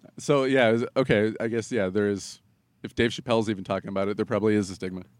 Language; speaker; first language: English; native; English